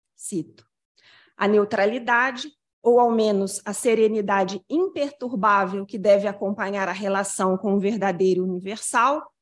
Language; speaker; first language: Portuguese; native; Portuguese